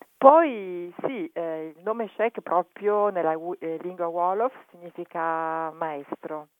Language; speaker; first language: Italian; native; Italian